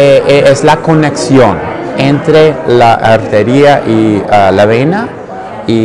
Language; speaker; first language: Spanish; non-native, learner; English